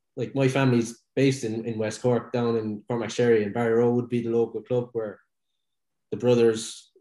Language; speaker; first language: English; native; English